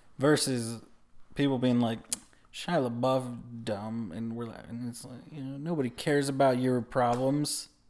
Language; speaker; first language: English; native; English